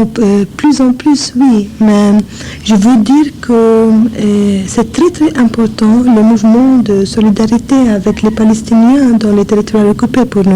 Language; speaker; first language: French; non-native, fluent; English